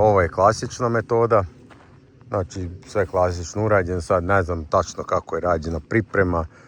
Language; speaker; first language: Croatian; native; Croatian